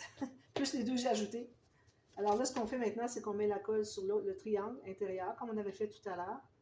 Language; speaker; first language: French; native; French